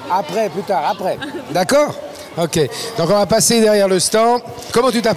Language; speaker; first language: French; native; French